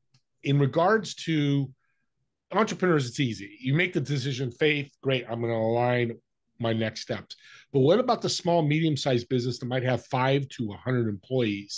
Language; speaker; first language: English; native; English